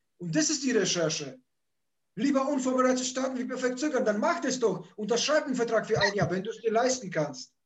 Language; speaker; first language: German; early bilingual, other home language; Polish